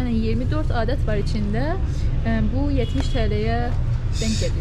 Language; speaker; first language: Turkish; non-native, fluent; Persian